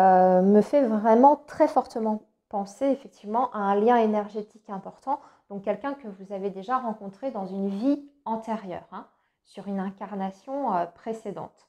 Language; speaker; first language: French; native; French